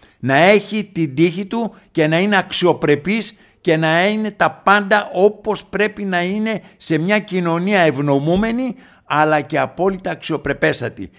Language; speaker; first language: Greek; native; Greek